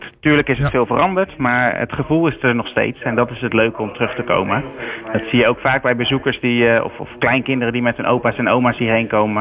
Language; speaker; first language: Dutch; native; Dutch